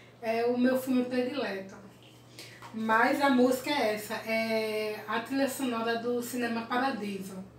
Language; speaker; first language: Portuguese; early bilingual, other home language; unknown